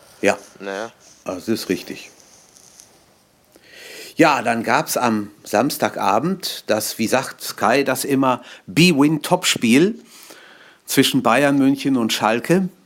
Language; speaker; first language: German; native; German